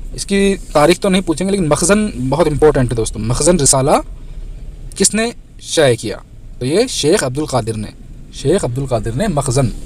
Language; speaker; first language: Urdu; native; Urdu